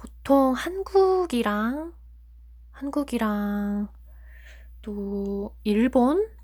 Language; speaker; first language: Korean; non-native, fluent; Japanese